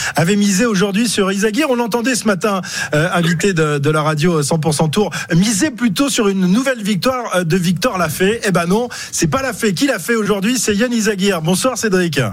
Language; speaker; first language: French; native; French